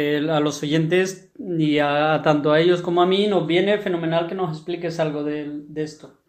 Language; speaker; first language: Spanish; native; Spanish